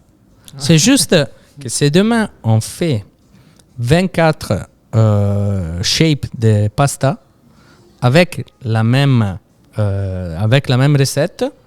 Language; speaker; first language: French; non-native, fluent; Italian